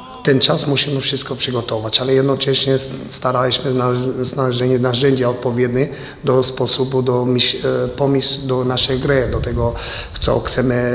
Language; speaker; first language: Polish; non-native, fluent; Albanian